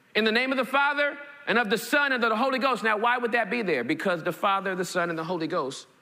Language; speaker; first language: English; native; English